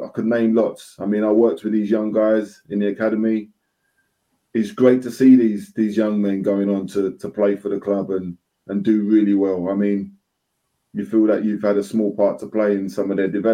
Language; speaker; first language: English; native; English